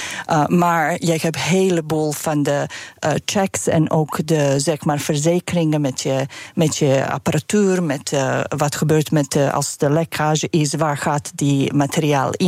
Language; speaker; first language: Dutch; non-native, fluent; Serbian